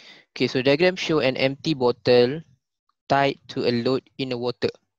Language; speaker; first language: English; non-native, local second language; Malay